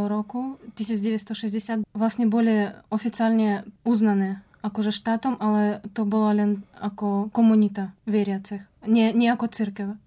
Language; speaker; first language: Slovak; non-native, fluent; Russian